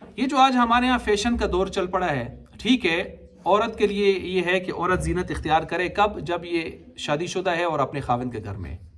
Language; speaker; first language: Urdu; non-native, local second language; Punjabi